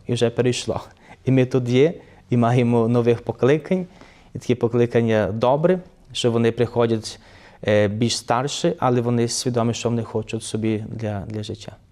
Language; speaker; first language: Ukrainian; early bilingual, heritage; Ukrainian